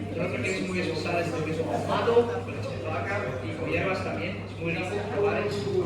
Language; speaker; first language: Spanish; non-native, learner; Dutch